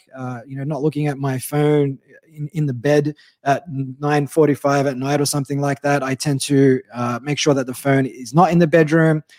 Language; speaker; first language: English; native; English